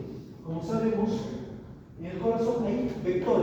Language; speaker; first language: Spanish; native; Spanish